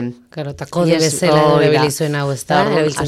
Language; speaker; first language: Basque; native; Basque